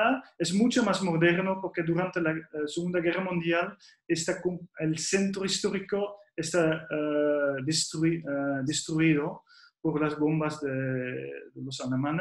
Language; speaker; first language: Spanish; non-native, fluent; Dutch